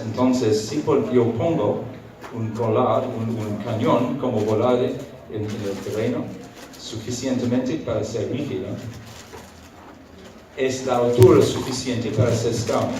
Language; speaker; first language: Spanish; non-native, fluent; English